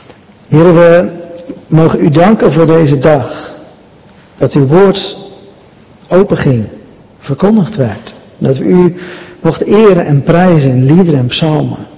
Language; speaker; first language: Dutch; native; Dutch